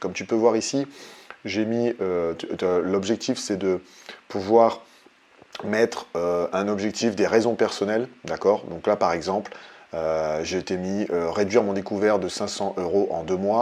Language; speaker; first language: French; native; French